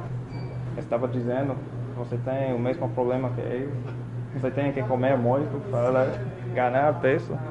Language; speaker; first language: Portuguese; non-native, fluent; English